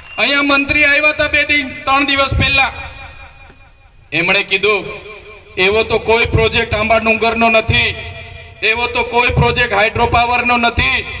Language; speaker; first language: Gujarati; non-native, local second language; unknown